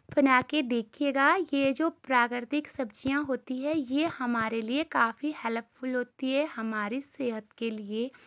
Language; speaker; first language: Hindi; native; Hindi